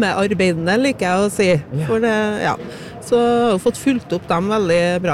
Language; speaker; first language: Norwegian; native; Norwegian